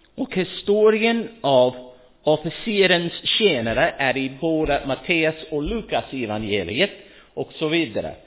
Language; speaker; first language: Swedish; non-native, fluent; English